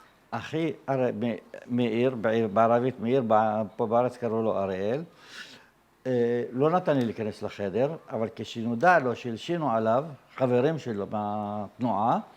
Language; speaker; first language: Hebrew; early bilingual, other home language; Arabic